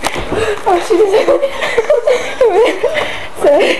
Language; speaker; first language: French; native; French